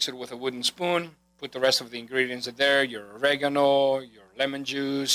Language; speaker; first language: English; non-native, fluent; Greek